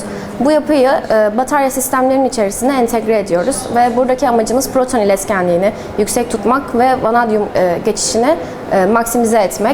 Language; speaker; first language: Turkish; native; Turkish